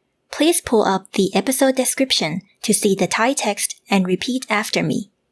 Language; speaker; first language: English; non-native, fluent; Thai